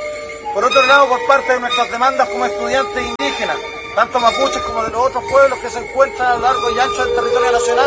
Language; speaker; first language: Spanish; native; Spanish